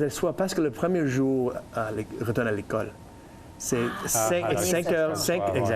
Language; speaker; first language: French; non-native, learner; English